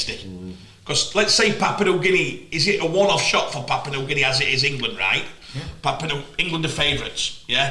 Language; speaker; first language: English; native; English